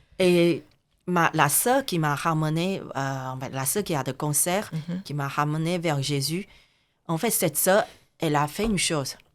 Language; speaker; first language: French; non-native, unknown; Chinese